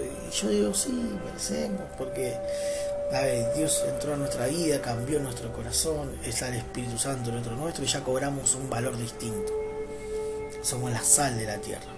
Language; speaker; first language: Spanish; native; Spanish